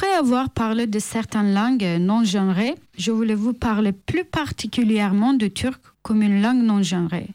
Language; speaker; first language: French; non-native, fluent; Turkish